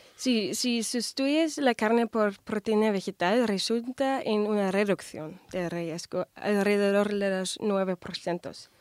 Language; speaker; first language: Spanish; non-native, fluent; German